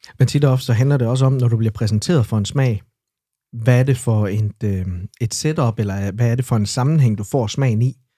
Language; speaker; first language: Danish; native; Danish